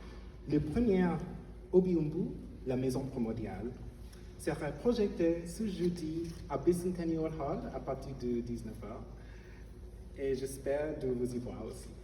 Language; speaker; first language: French; non-native, fluent; English